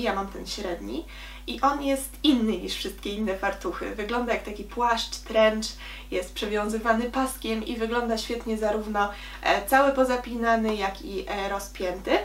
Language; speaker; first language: Polish; native; Polish